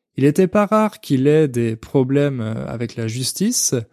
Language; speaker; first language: French; native; French